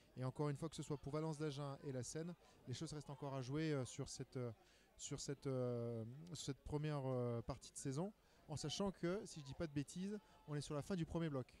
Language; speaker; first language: French; native; French